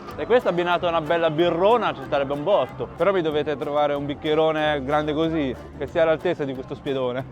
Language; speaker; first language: Italian; early bilingual, other home language; Chinese